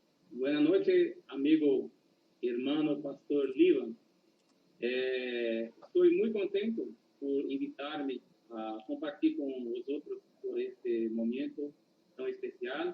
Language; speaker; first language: Spanish; non-native, learner; Portuguese